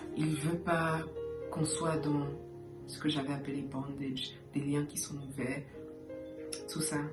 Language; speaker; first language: French; early bilingual, heritage; French